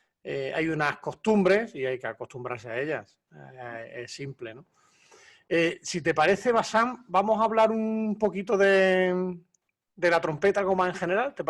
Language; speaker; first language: Spanish; native; Spanish